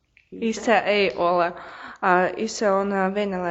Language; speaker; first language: Finnish; non-native, learner; Russian